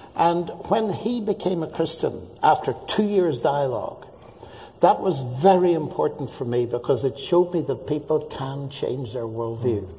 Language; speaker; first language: English; native; English